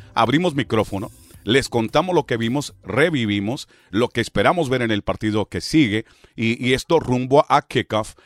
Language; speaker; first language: Spanish; early bilingual, heritage; Spanish